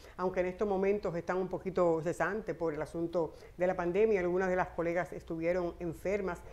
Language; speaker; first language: Spanish; native; Spanish